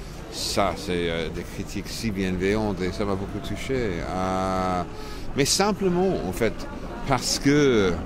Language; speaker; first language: French; non-native, fluent; English